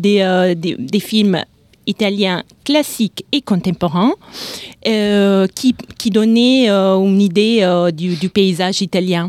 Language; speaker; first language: French; non-native, fluent; Italian